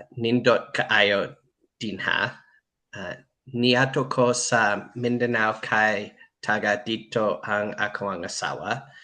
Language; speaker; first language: Cebuano; non-native, learner; English